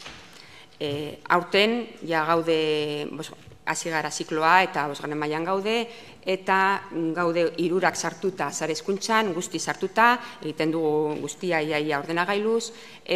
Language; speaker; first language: Basque; non-native, local second language; Spanish